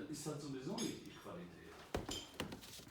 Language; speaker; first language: German; native; German